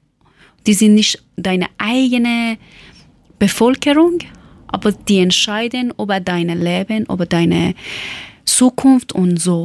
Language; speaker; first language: German; non-native, learner; Persian